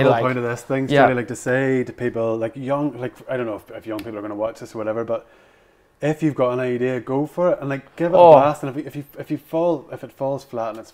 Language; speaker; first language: English; native; English